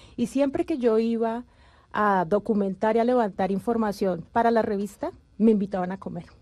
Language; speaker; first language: Spanish; native; Spanish